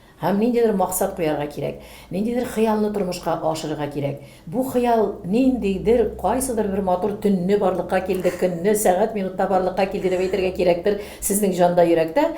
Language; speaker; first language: Tatar; native; Tatar